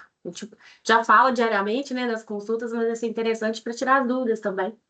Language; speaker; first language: Portuguese; native; Portuguese